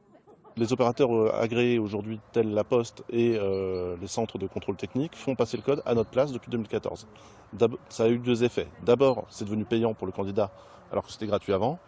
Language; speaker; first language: French; native; French